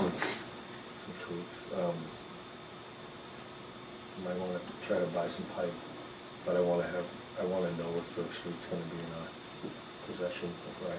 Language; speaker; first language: English; native; English